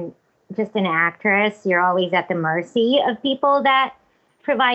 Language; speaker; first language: English; non-native, local second language; Cebuano